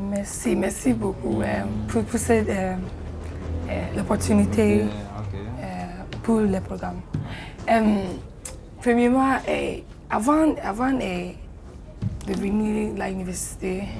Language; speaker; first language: French; non-native, learner; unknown